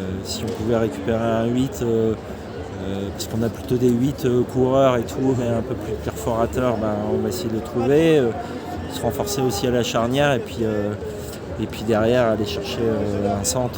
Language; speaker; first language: French; native; French